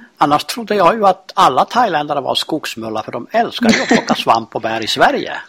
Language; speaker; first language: Swedish; native; Swedish